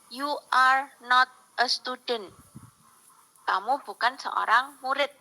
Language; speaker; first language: Indonesian; native; Indonesian